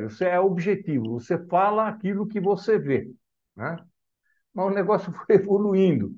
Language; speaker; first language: Portuguese; native; Portuguese